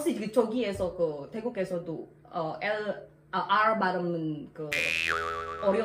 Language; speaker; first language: Korean; non-native, learner; Indonesian